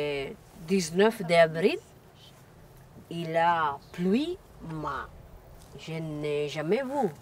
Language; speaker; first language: French; non-native, learner; Italian